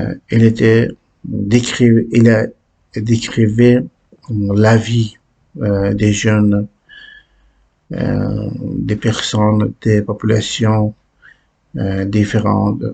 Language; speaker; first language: French; non-native, learner; Uzbek